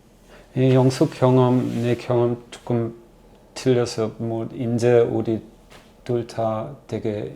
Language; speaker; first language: Korean; non-native, learner; German